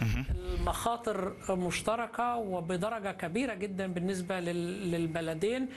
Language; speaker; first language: Arabic; native; Arabic